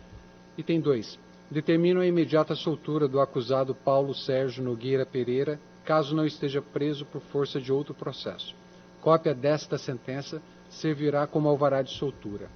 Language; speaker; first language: Portuguese; native; Portuguese